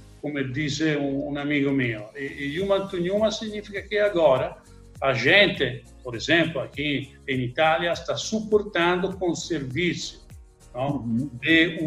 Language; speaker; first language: Portuguese; non-native, learner; Italian